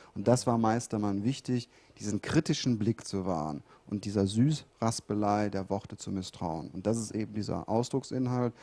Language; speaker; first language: German; native; German